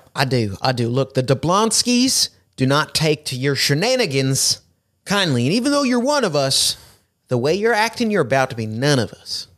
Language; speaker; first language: English; native; English